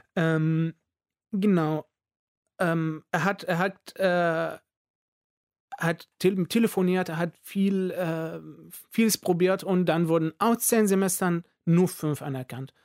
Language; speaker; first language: German; non-native, fluent; Arabic